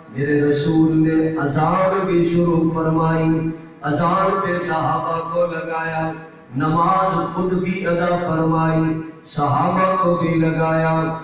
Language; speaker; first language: Urdu; non-native, local second language; Punjabi